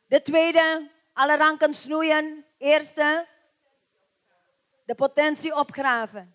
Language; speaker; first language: Dutch; non-native, learner; Indonesian